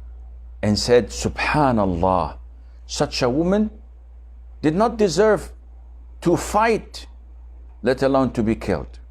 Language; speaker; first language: English; non-native, fluent; Arabic